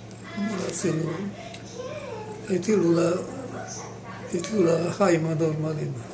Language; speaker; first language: Hebrew; non-native, fluent; Romanian